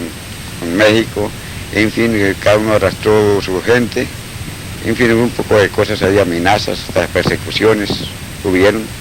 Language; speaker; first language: Spanish; native; Spanish